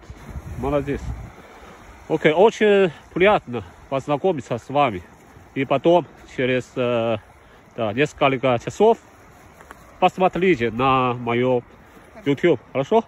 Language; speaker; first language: Russian; non-native, learner; Chinese